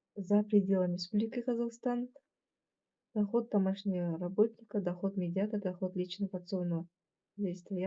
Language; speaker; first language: Russian; non-native, local second language; Kazakh